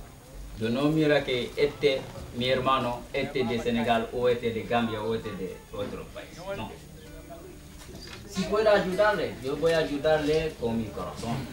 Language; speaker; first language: Spanish; non-native, local second language; Wolof